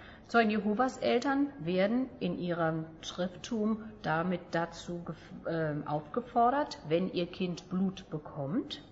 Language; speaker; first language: German; native; German